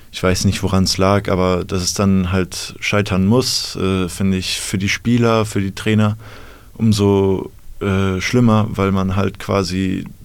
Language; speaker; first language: German; native; German